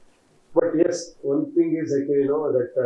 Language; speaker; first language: Tamil; non-native, learner; Kannada